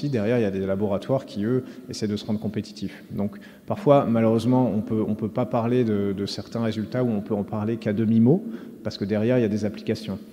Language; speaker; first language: French; native; French